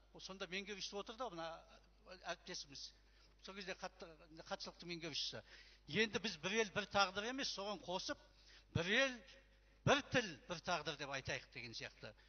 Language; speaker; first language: Kazakh; native; Kazakh